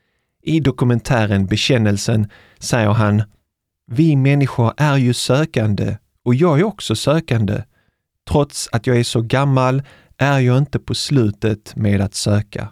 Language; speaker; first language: Swedish; native; Swedish